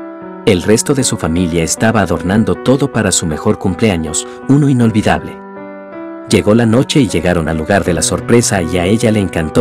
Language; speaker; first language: Spanish; native; Spanish